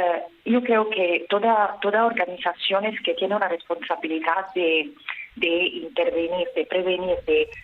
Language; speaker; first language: Spanish; non-native, fluent; Italian